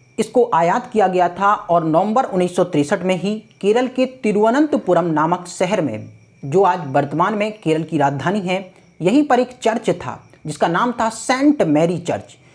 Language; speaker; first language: Hindi; native; Hindi